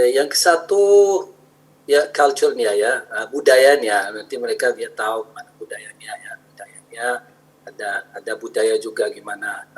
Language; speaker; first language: Indonesian; non-native, fluent; Arabic